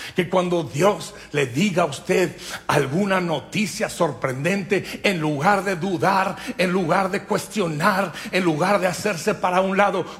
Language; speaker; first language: Spanish; native; Spanish